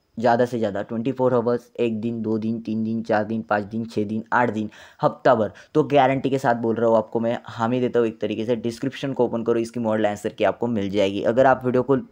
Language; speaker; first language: Hindi; non-native, local second language; Marathi